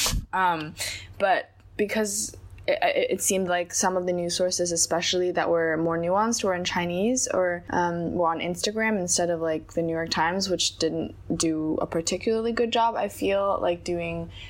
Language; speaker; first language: English; non-native, local second language; Chinese